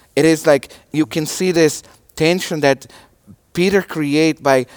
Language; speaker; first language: English; non-native, learner; Portuguese